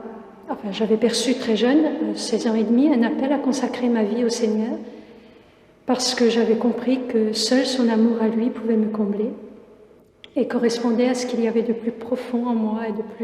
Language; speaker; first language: French; native; French